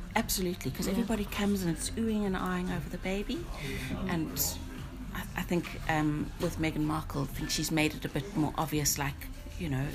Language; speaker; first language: English; native; English